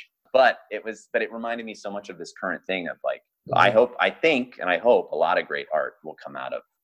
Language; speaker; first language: English; native; English